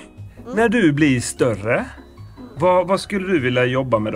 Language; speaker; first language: Swedish; native; Swedish